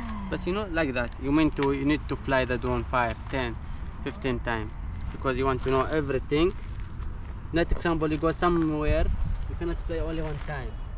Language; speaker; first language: English; non-native, learner; Arabic